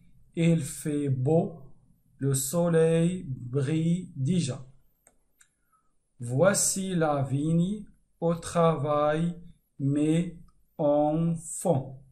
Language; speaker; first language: French; non-native, fluent; Arabic